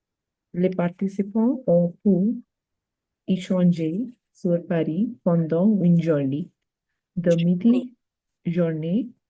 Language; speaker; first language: French; non-native, learner; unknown